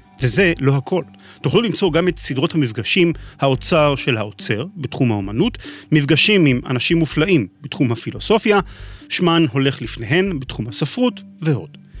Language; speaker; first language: Hebrew; native; Hebrew